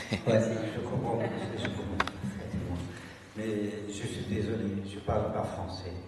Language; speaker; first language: French; non-native, fluent; Tibetan